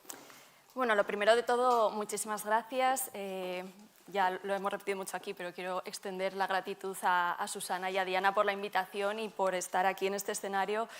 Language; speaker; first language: Spanish; native; Spanish